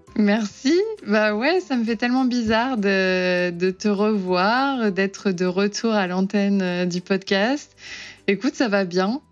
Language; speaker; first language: French; native; French